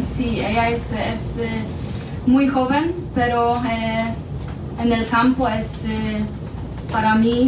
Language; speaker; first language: Spanish; non-native, learner; Polish